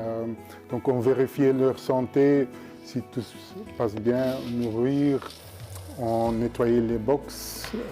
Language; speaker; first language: French; non-native, learner; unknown